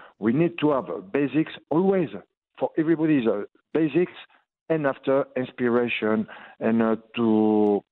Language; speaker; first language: English; non-native, learner; French